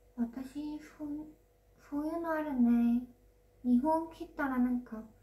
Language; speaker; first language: Japanese; non-native, learner; Korean